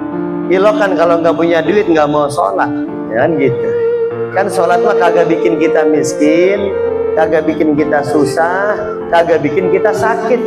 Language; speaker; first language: Indonesian; native; Indonesian